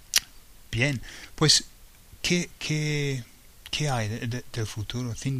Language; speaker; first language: Spanish; non-native, fluent; English